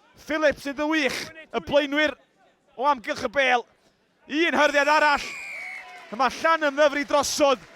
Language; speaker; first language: Welsh; native; Welsh